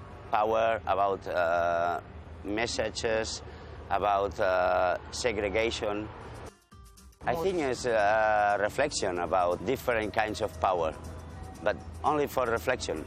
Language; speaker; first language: English; non-native, learner; Spanish